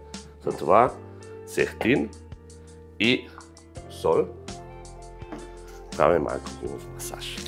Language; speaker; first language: Bulgarian; non-native, fluent; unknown